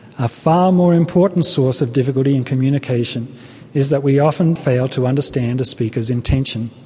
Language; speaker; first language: English; native; English